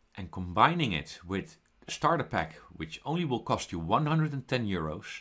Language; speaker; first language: English; non-native, fluent; Dutch